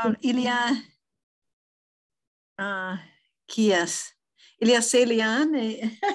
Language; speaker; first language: French; non-native, fluent; English